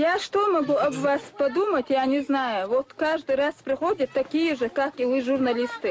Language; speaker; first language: Russian; non-native, local second language; Chechen